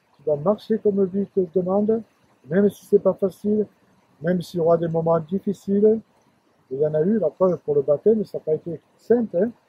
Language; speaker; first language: French; native; French